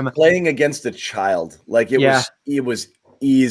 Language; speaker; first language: English; native; English